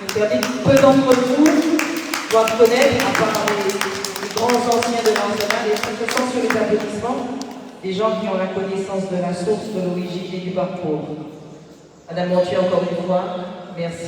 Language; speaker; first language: French; native; French